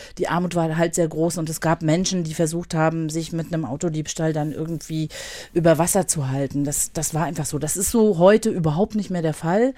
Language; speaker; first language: German; native; German